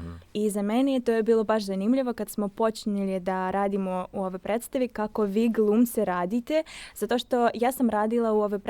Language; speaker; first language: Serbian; non-native, fluent; Russian